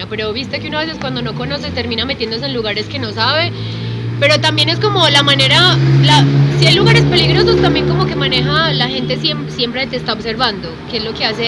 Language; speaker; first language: Spanish; native; Spanish